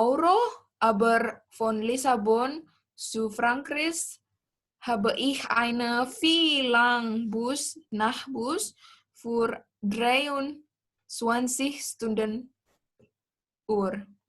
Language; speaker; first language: German; non-native, learner; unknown